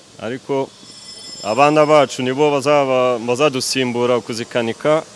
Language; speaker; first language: Kinyarwanda; native; Kinyarwanda